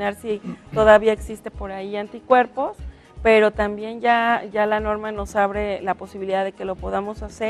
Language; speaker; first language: Spanish; native; Spanish